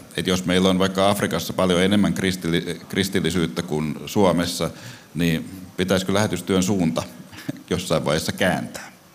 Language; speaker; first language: Finnish; native; Finnish